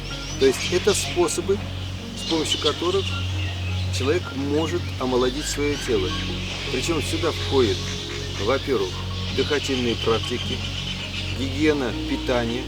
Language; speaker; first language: Russian; native; Russian